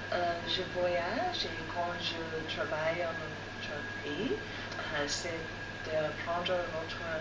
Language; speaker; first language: French; non-native, fluent; English